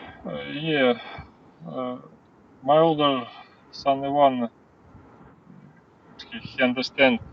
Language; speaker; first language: English; non-native, learner; Ukrainian